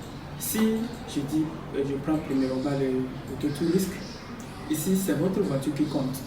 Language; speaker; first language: French; non-native, fluent; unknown